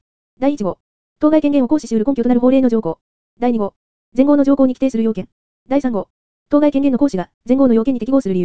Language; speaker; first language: Japanese; native; Japanese